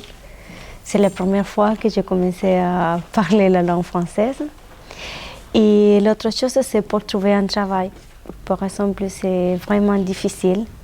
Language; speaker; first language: French; non-native, learner; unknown